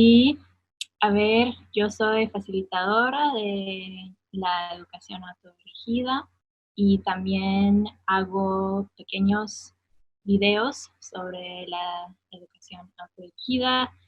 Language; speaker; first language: Spanish; non-native, fluent; English